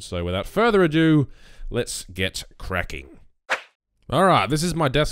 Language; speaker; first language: English; native; English